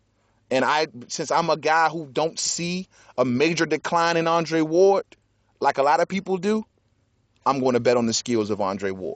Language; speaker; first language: English; native; English